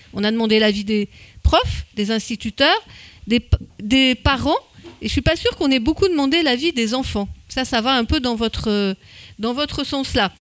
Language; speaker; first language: French; native; French